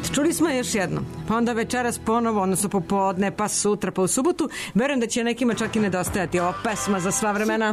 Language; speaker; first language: Serbian; native; Serbian